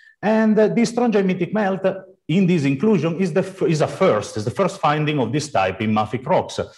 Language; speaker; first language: English; non-native, fluent; Italian